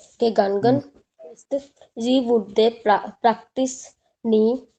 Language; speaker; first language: German; non-native, learner; Hindi